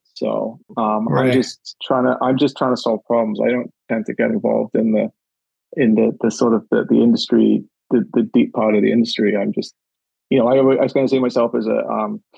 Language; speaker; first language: English; native; English